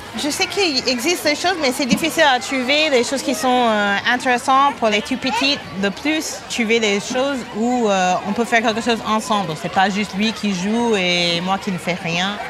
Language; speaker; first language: French; non-native, fluent; English